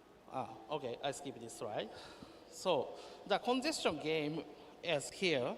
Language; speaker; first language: English; non-native, learner; Japanese